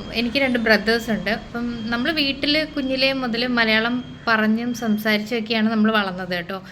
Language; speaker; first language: Malayalam; early bilingual, heritage; Malayalam